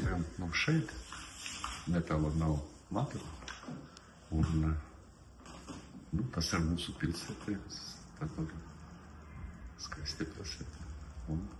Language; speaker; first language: Latvian; non-native, local second language; Russian